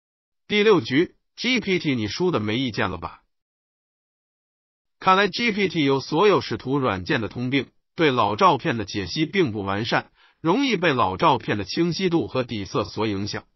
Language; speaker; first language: Chinese; native; Chinese